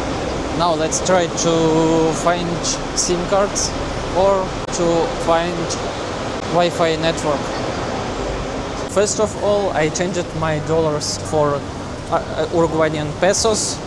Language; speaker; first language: English; non-native, learner; Russian